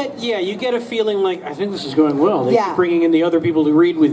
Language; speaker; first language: English; native; English